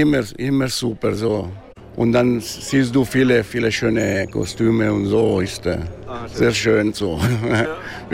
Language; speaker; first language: German; non-native, local second language; Italian